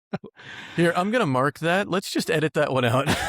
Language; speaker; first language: English; native; English